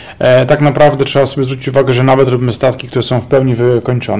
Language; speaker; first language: Polish; native; Polish